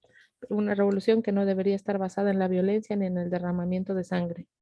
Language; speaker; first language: Spanish; native; Spanish